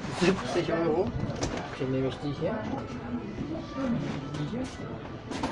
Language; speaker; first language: German; native; German